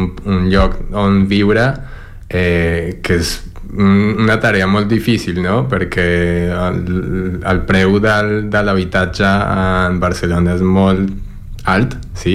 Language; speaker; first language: Catalan; non-native, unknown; Spanish